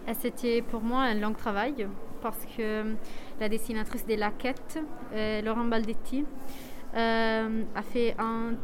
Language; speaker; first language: French; non-native, fluent; Italian